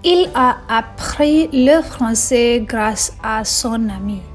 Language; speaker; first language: French; non-native, fluent; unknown